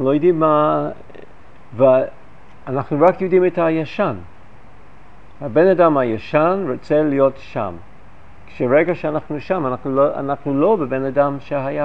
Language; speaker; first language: Hebrew; non-native, fluent; English